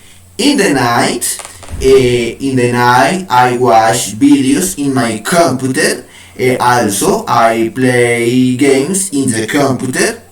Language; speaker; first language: English; non-native, learner; Spanish